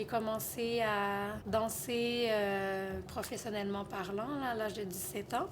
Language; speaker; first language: French; non-native, fluent; Portuguese